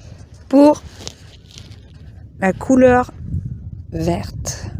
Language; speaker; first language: French; native; French